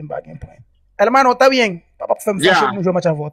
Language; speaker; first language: Spanish; non-native, learner; Haitian Creole